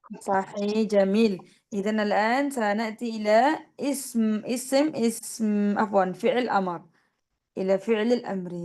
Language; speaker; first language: Arabic; non-native, fluent; Indonesian